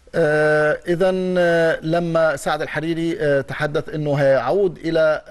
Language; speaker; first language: Arabic; native; Arabic